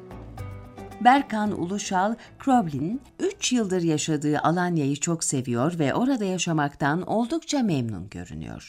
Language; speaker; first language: Turkish; native; Turkish